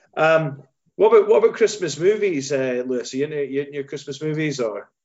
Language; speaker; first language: English; native; English